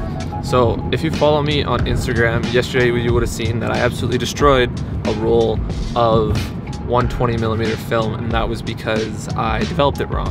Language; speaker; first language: English; native; English